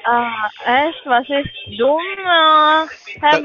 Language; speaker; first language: German; non-native, learner; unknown